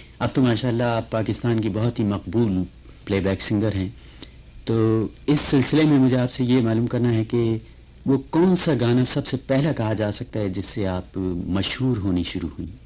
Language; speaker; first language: Urdu; native; Urdu